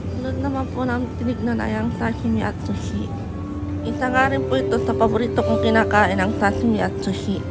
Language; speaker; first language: Filipino; native; Filipino